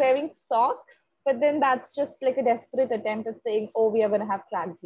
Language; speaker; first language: English; non-native, local second language; Hindi